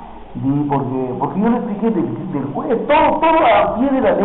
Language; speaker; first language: Spanish; native; Spanish